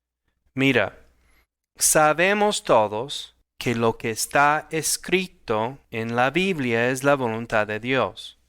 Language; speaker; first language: Spanish; non-native, fluent; English